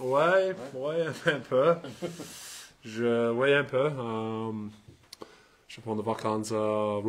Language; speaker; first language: French; non-native, learner; English